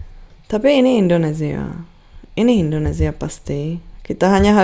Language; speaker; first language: Indonesian; non-native, fluent; Czech